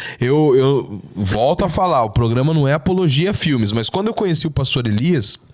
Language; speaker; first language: Portuguese; native; Portuguese